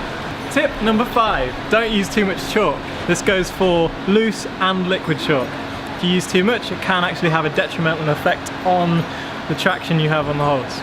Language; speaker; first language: English; native; English